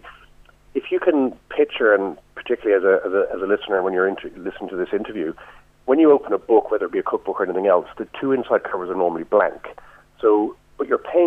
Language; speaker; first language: English; native; English